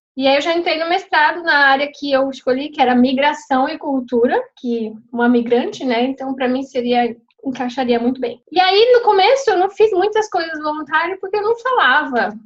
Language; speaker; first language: Portuguese; native; Portuguese